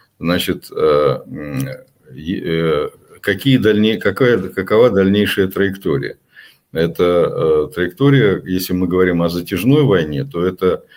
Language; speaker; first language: Russian; native; Russian